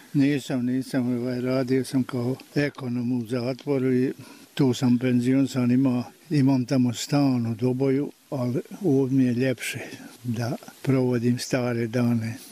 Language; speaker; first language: Serbian; native; Serbian